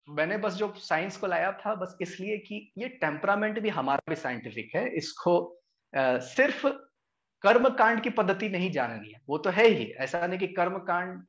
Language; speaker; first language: Hindi; native; Hindi